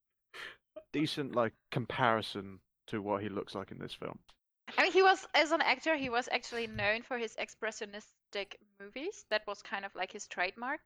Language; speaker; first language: English; non-native, fluent; German